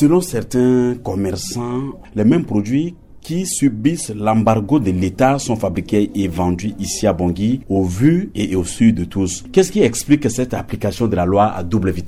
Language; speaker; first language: French; non-native, local second language; Sango